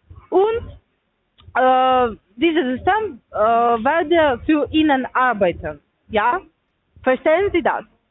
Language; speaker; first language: German; non-native, learner; Russian